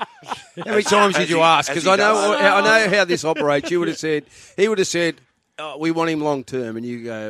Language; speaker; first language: English; native; English